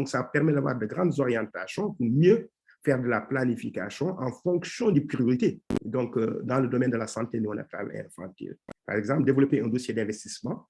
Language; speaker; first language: French; non-native, local second language; Wolof